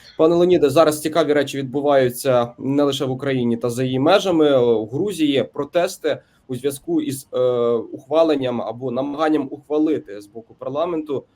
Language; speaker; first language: Ukrainian; native; Ukrainian